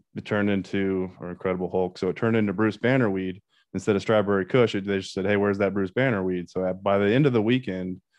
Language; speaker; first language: English; native; English